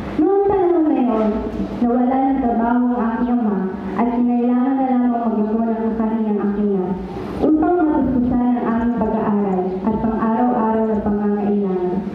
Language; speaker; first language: Filipino; non-native, local second language; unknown